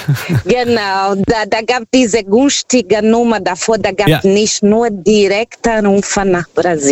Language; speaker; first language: German; non-native, fluent; Portuguese